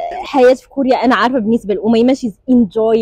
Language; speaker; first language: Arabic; native; Arabic